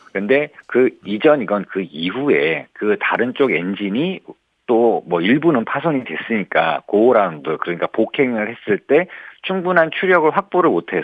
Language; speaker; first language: Korean; native; Korean